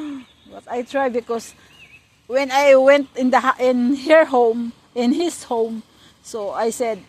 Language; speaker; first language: English; non-native, local second language; Cebuano